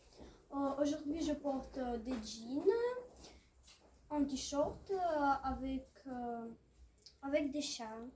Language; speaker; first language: French; non-native, learner; Russian